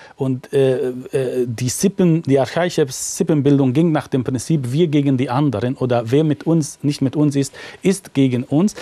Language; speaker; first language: German; non-native, fluent; Arabic